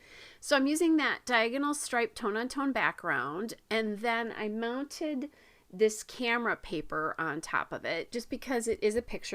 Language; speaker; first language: English; native; English